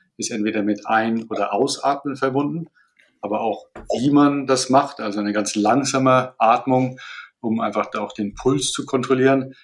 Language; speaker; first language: German; non-native, fluent; Malay